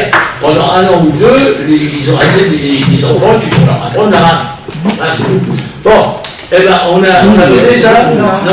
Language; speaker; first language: French; native; French